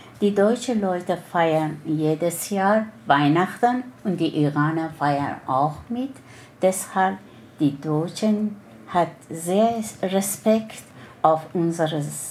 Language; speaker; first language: German; non-native, learner; Persian